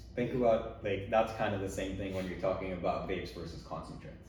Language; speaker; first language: English; early bilingual, other home language; Arabic